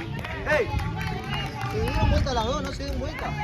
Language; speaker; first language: Spanish; native; Spanish